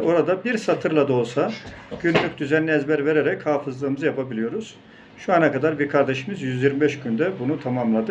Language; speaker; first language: Turkish; native; Turkish